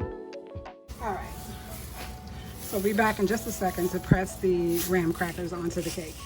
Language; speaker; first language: English; native; English